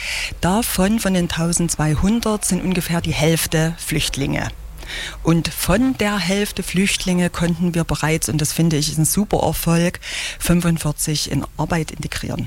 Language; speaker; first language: German; native; German